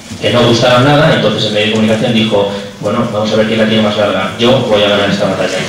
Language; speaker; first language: Spanish; native; Spanish